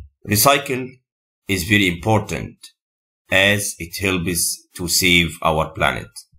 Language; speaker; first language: English; non-native, fluent; Arabic